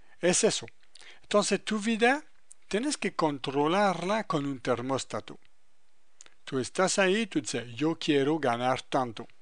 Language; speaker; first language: Spanish; non-native, fluent; French